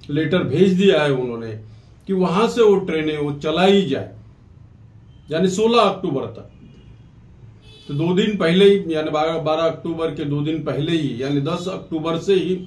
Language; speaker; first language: Hindi; non-native, local second language; Marathi